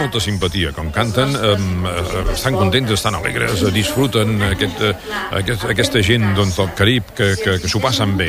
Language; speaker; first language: Catalan; native; Catalan